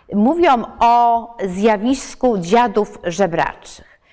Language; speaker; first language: Polish; native; Polish